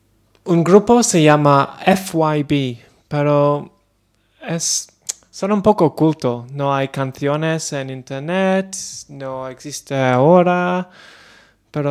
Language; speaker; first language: Spanish; non-native, learner; English